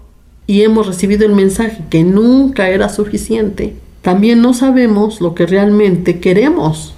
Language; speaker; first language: Spanish; native; Spanish